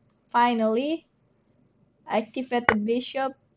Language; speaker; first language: English; non-native, fluent; Indonesian